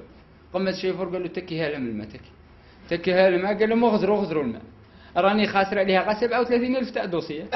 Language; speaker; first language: Arabic; native; Arabic